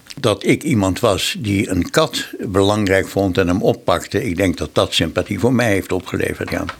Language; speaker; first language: Dutch; native; Dutch